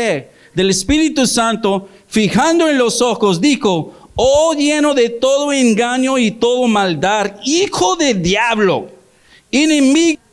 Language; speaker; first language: Spanish; early bilingual, heritage; English